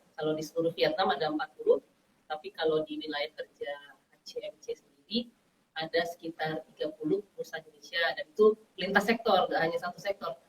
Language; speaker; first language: Indonesian; native; Indonesian